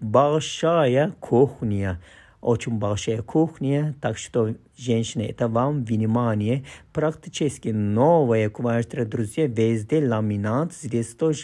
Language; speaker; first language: Russian; non-native, fluent; Turkish